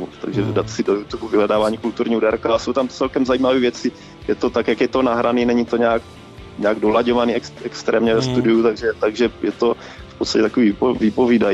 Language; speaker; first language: Czech; native; Czech